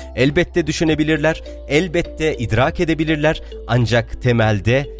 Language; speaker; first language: Turkish; non-native, local second language; Arabic